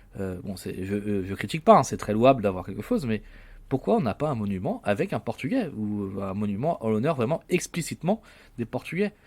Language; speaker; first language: French; native; French